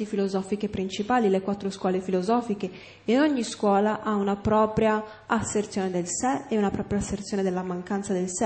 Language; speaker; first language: Italian; native; Italian